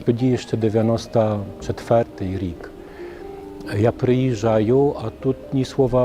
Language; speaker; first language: Ukrainian; non-native, fluent; Polish